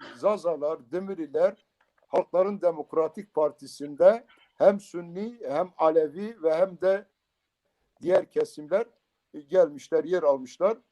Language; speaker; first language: Turkish; non-native, local second language; Kurdish